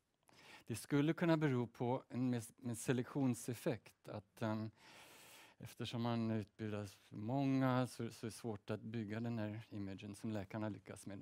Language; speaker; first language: Swedish; early bilingual, heritage; Swedish